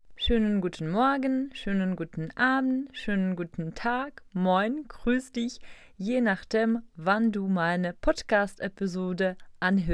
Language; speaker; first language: German; non-native, fluent; Czech